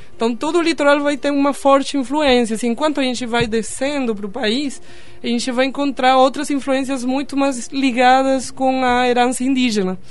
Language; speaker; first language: Portuguese; non-native, fluent; Spanish